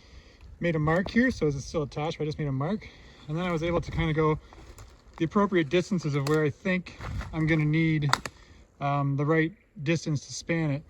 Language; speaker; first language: English; native; English